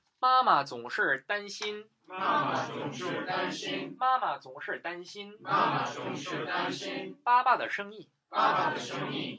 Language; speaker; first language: Chinese; non-native, fluent; Korean